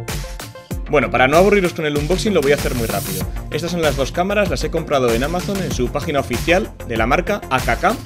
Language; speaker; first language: Spanish; native; Spanish